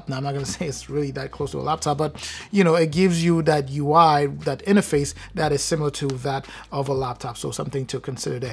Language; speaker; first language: English; native; English